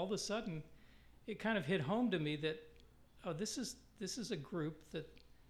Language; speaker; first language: English; native; English